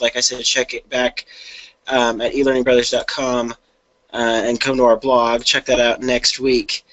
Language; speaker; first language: English; native; English